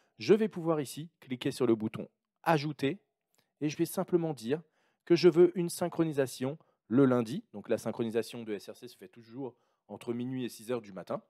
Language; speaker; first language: French; native; French